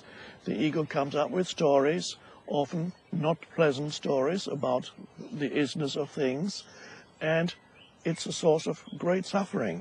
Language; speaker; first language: English; non-native, fluent; German